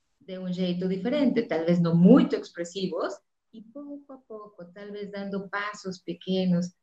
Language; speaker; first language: Spanish; non-native, fluent; Portuguese